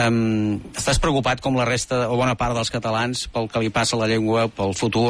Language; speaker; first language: Catalan; native; Catalan